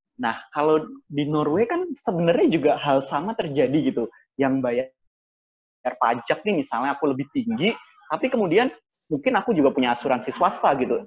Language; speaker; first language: Indonesian; native; Indonesian